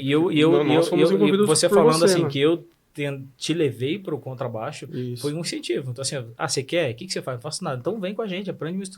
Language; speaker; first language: Portuguese; native; Portuguese